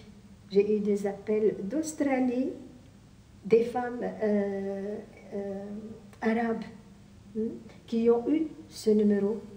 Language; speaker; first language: French; non-native, local second language; Arabic